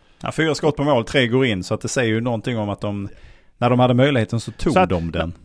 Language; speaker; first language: Swedish; native; Swedish